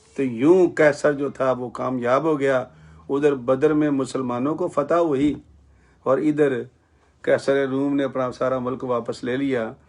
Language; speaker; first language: Urdu; non-native, local second language; Punjabi